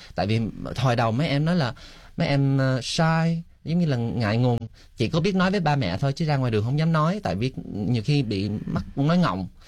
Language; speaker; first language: Vietnamese; early bilingual, heritage; Vietnamese